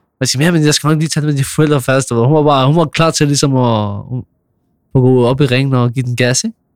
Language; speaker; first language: Danish; early bilingual, other home language; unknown